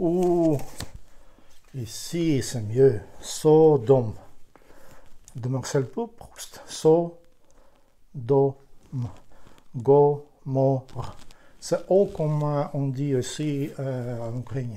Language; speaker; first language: French; non-native, fluent; Ukrainian